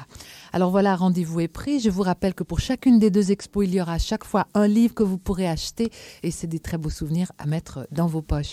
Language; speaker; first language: French; native; French